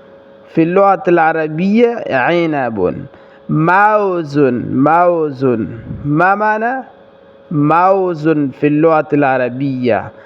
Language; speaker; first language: Arabic; non-native, learner; Pashto